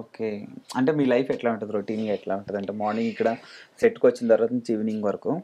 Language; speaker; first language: Telugu; native; Telugu